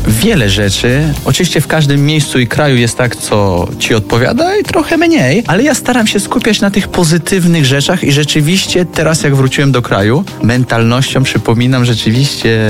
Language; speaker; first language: Polish; non-native, fluent; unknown